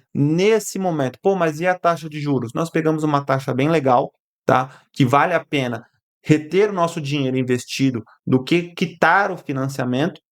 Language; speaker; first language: Portuguese; native; Portuguese